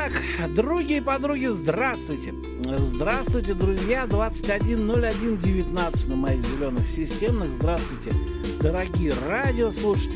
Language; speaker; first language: Russian; native; Russian